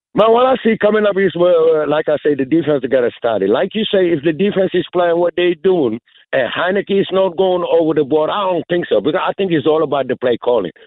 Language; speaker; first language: English; non-native, fluent; Wolof